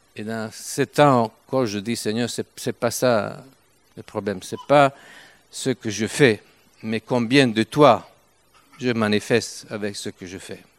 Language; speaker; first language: French; non-native, fluent; Italian